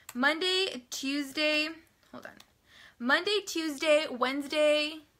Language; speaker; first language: English; early bilingual, other home language; Spanish